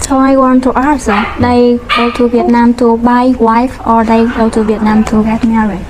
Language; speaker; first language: English; non-native, learner; Vietnamese